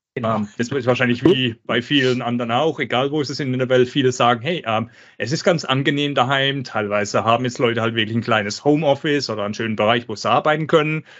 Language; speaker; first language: German; native; German